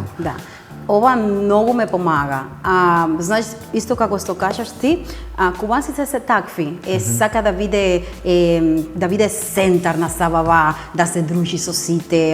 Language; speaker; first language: Macedonian; non-native, learner; Spanish